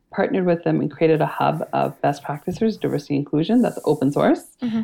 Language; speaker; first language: English; native; English